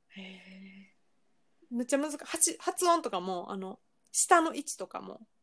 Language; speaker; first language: Japanese; native; Japanese